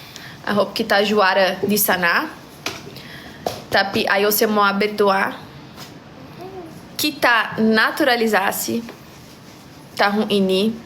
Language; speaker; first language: Indonesian; non-native, learner; Portuguese